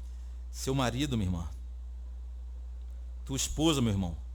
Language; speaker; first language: Portuguese; native; Portuguese